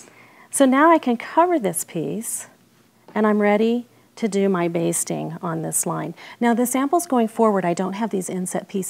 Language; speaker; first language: English; native; English